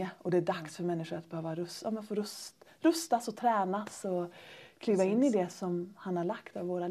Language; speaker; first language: Swedish; native; Swedish